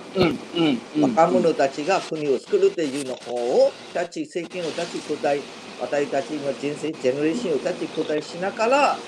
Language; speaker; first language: Japanese; non-native, fluent; Burmese